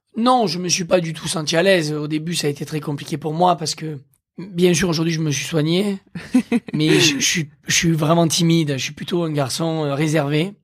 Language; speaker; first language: French; native; French